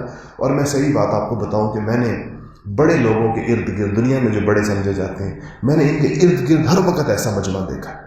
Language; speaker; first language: Urdu; native; Urdu